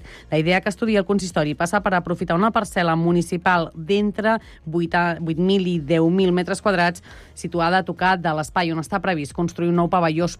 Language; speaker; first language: Catalan; native; Catalan